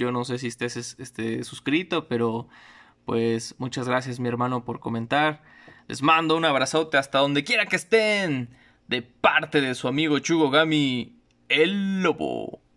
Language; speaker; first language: Spanish; native; Spanish